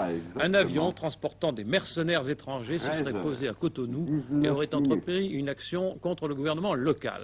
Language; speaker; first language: French; native; French